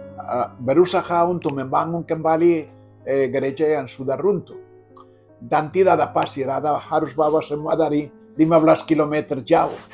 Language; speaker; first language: Indonesian; non-native, fluent; Spanish